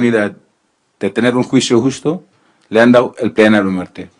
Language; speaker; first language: Spanish; non-native, learner; Filipino